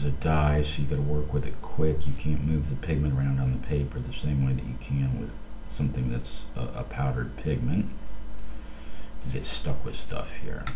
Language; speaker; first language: English; native; English